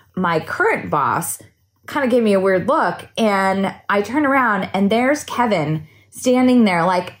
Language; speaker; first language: English; native; English